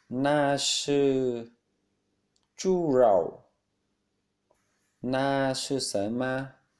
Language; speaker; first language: Chinese; non-native, learner; Vietnamese